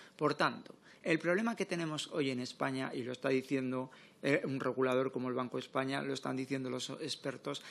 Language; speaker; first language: Spanish; native; Spanish